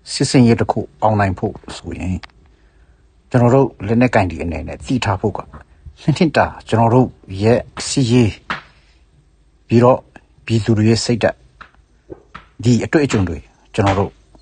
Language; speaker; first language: Burmese; non-native, local second language; Hakha Chin